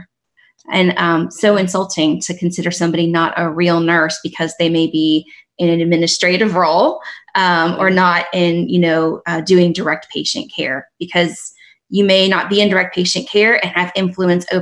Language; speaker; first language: English; native; English